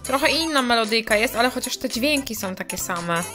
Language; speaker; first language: Polish; native; Polish